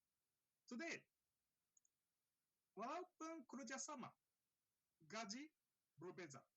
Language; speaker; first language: Indonesian; non-native, learner; Japanese